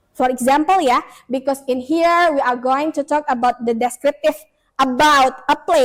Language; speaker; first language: English; non-native, fluent; Indonesian